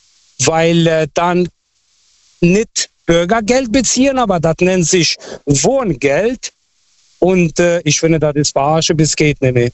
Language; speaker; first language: German; non-native, fluent; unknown